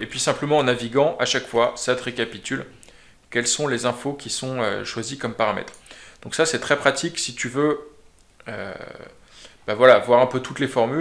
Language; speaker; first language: French; native; French